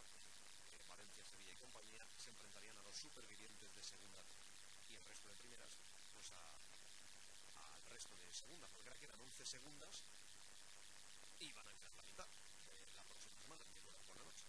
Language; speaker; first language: Spanish; native; Spanish